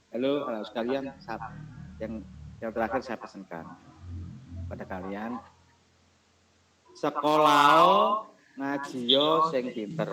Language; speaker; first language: Indonesian; non-native, local second language; Javanese